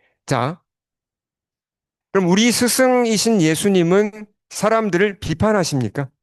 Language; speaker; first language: Korean; native; Korean